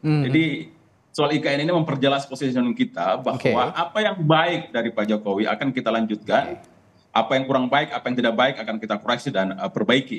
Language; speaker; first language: Indonesian; native; Indonesian